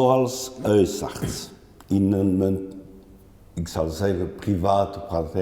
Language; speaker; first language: Dutch; non-native, local second language; French